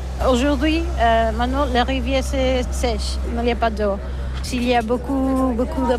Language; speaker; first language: French; non-native, learner; Catalan